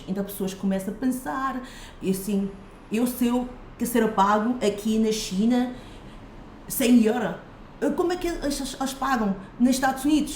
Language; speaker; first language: Portuguese; non-native, fluent; Chinese